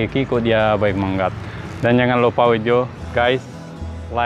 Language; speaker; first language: Indonesian; non-native, learner; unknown